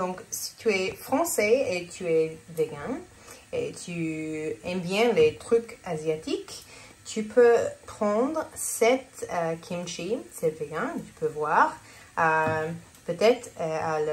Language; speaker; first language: French; non-native, learner; English